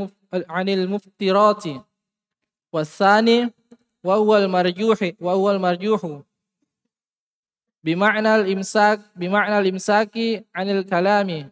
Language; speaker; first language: Arabic; non-native, learner; Indonesian